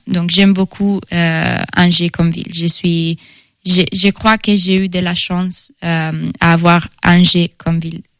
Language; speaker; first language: French; non-native, fluent; Italian